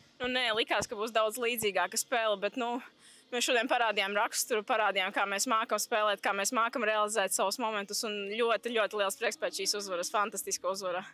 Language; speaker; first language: Latvian; native; Latvian